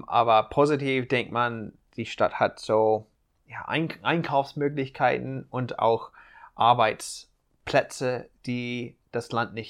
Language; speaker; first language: German; non-native, fluent; English